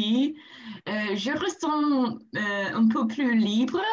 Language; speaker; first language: French; non-native, learner; English